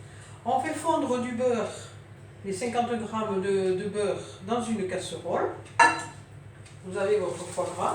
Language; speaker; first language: French; native; French